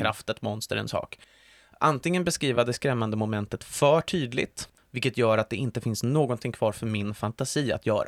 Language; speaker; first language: Swedish; native; Swedish